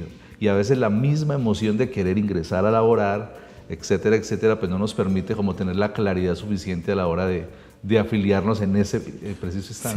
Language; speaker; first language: Spanish; native; Spanish